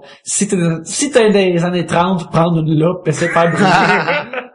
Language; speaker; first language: French; native; French